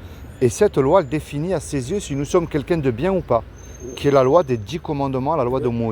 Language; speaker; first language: French; native; French